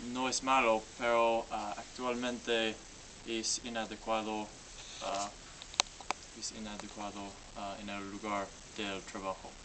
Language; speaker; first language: Spanish; non-native, learner; English